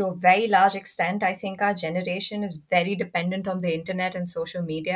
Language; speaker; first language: English; non-native, local second language; Hindi